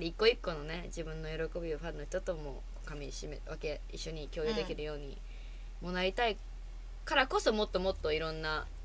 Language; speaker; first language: Japanese; native; Japanese